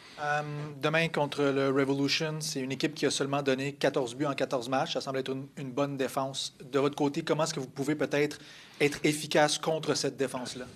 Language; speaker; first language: French; native; French